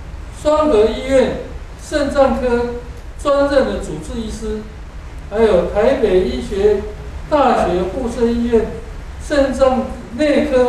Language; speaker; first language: Chinese; native; Chinese